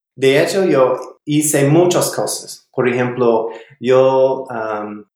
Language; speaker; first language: Spanish; non-native, learner; English